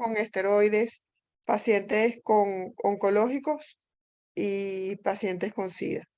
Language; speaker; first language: Spanish; native; Spanish